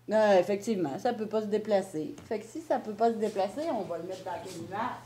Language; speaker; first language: French; native; French